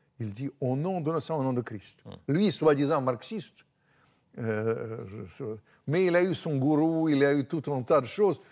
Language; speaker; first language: French; non-native, fluent; Russian